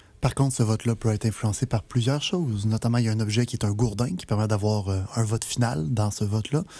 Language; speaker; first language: French; native; French